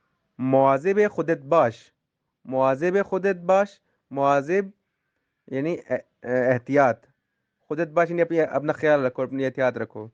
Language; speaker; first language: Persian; non-native, fluent; Urdu